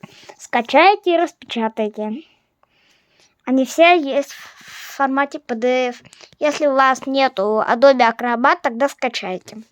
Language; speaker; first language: Russian; non-native, fluent; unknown